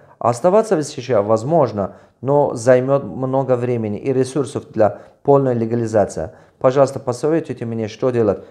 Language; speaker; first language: Russian; non-native, local second language; Tajik